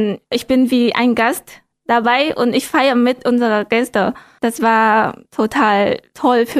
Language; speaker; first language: German; non-native, learner; Vietnamese